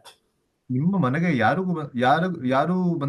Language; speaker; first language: Kannada; non-native, learner; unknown